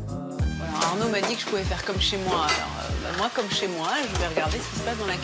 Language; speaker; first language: French; native; French